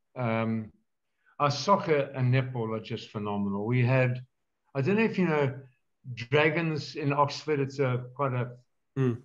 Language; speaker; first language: English; native; English